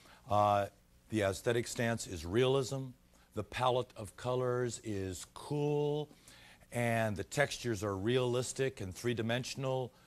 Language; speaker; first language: English; native; English